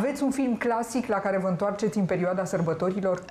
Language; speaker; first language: Romanian; native; Romanian